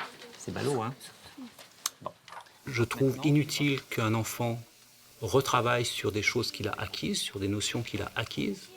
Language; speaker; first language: French; native; French